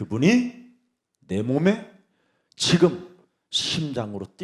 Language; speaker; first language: Korean; native; Korean